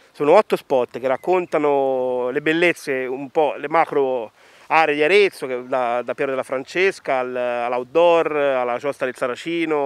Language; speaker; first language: Italian; native; Italian